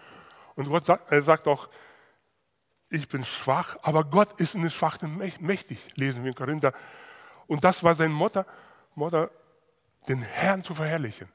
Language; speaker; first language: German; non-native, fluent; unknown